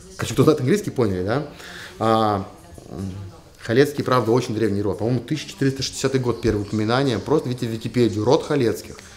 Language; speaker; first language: Russian; native; Russian